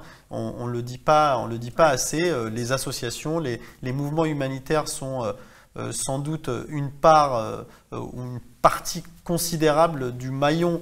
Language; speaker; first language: French; native; French